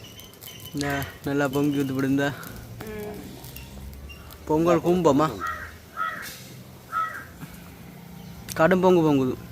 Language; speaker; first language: Tamil; native; Tamil